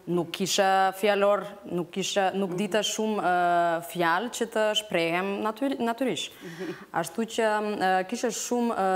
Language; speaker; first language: Albanian; non-native, fluent; Macedonian